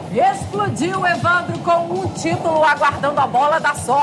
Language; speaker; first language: Portuguese; native; Portuguese